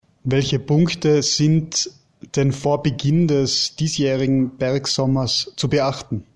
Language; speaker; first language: German; native; German